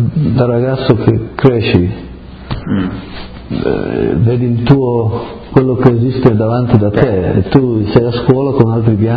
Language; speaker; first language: Italian; early bilingual, heritage; Friulian